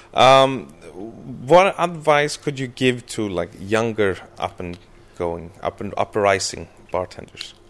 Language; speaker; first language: English; early bilingual, other home language; Icelandic